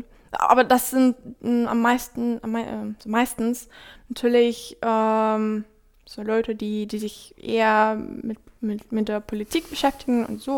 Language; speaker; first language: German; non-native, fluent; Ukrainian